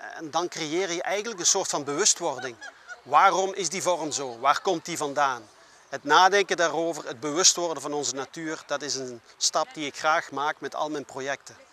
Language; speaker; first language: Dutch; native; Dutch